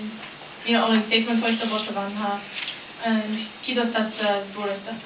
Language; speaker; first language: Finnish; non-native, learner; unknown